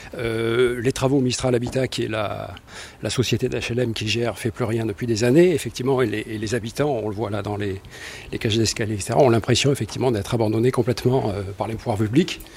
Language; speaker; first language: French; native; French